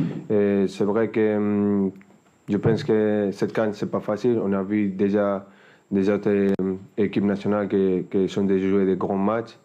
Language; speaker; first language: French; non-native, fluent; Spanish